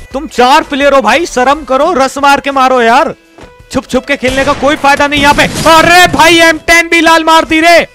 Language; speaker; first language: Hindi; native; Hindi